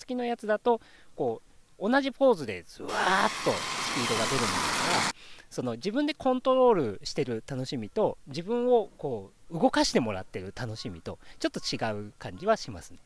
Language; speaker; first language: Japanese; native; Japanese